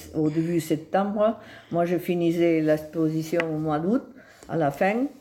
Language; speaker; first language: French; non-native, fluent; Spanish